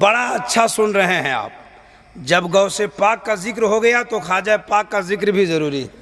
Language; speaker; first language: Hindi; native; Hindi